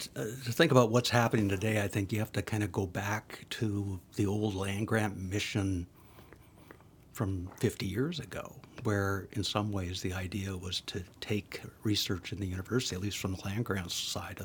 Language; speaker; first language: English; native; English